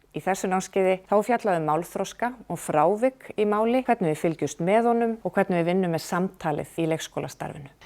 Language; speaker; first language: Icelandic; native; Icelandic